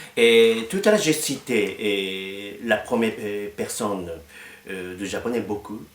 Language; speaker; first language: French; non-native, fluent; Japanese